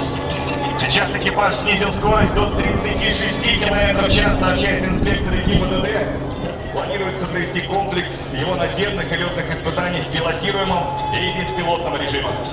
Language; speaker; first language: Russian; native; Russian